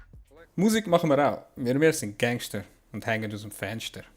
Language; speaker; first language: German; native; German